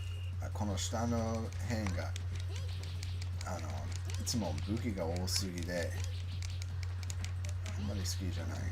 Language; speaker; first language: Japanese; non-native, learner; English